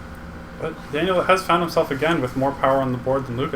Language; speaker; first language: English; native; English